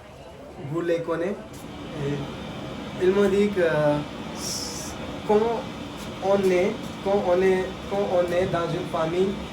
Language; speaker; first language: French; non-native, learner; Hindi